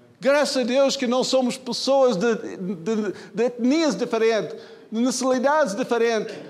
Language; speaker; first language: Portuguese; non-native, fluent; English